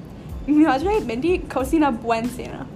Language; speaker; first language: Spanish; non-native, learner; English